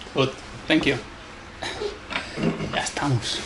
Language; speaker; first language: English; non-native, learner; Spanish